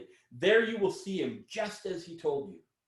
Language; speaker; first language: English; native; English